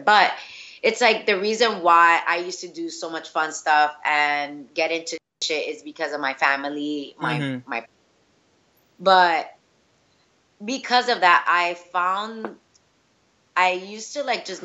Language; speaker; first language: English; early bilingual, other home language; Spanish